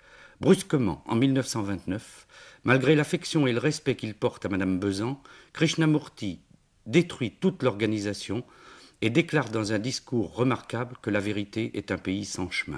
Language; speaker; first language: French; native; French